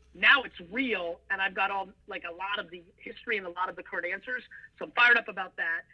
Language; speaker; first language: English; early bilingual, other home language; Russian